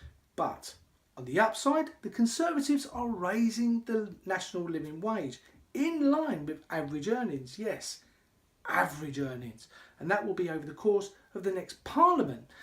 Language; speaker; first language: English; native; English